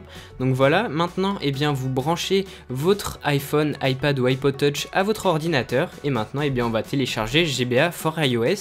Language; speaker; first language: French; native; French